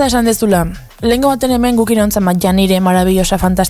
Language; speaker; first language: Basque; native; Basque